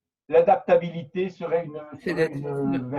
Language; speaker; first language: French; native; French